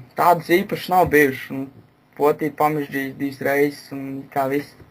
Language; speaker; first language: Latvian; native; Latvian